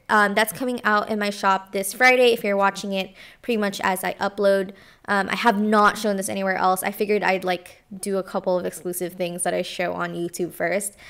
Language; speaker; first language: English; non-native, local second language; Filipino